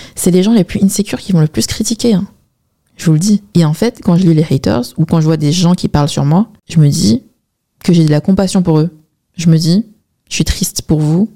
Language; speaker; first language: French; early bilingual, other home language; Chinese